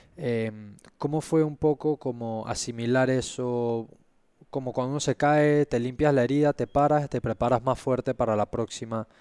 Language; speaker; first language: Spanish; native; Spanish